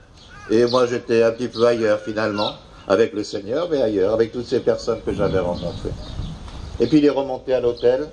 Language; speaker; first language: French; native; French